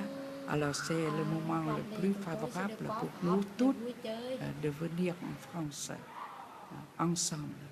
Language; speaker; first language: French; non-native, fluent; Vietnamese